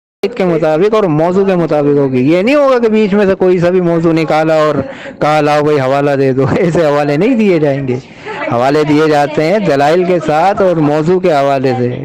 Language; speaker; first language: Urdu; native; Urdu